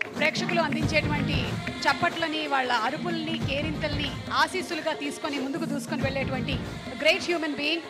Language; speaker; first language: Telugu; native; Telugu